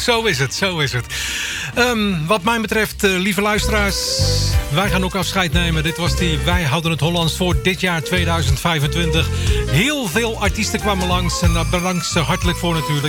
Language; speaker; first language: Dutch; native; Dutch